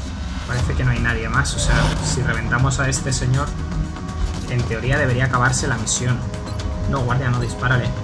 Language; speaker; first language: Spanish; native; Spanish